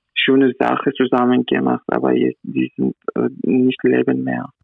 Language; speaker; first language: German; non-native, learner; Arabic